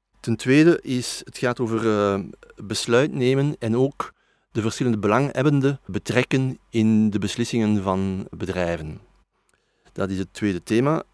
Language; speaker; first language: Dutch; non-native, local second language; French